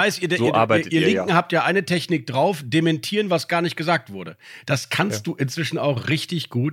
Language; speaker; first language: German; native; German